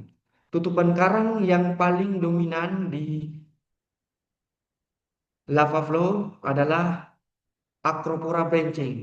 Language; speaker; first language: Indonesian; native; Indonesian